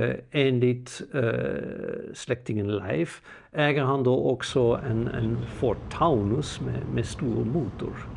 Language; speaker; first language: Swedish; native; Swedish